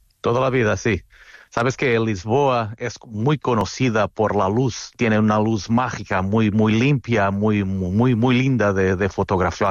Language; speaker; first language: Spanish; non-native, fluent; Portuguese